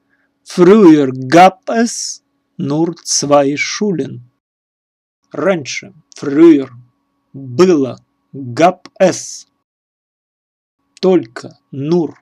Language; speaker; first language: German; non-native, learner; Russian